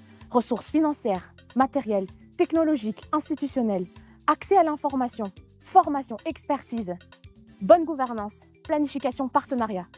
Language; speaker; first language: French; non-native, local second language; Malagasy